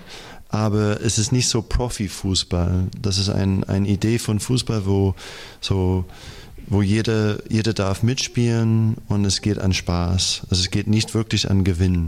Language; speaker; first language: German; non-native, fluent; English